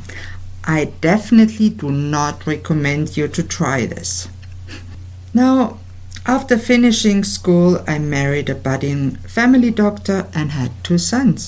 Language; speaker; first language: English; non-native, fluent; German